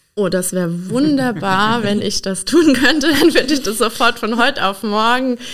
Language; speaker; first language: German; native; German